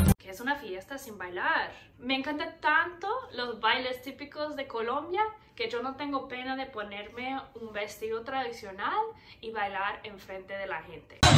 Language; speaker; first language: Spanish; non-native, fluent; English